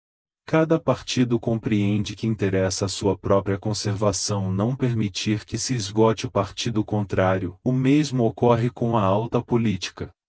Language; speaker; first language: Portuguese; native; Portuguese